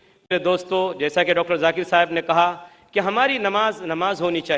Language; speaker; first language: Hindi; native; Hindi